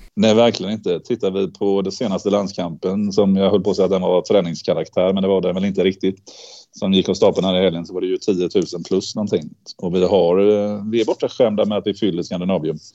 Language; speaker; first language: Swedish; native; Swedish